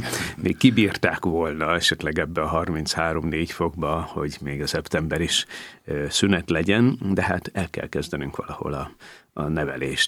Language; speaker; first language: Hungarian; native; Hungarian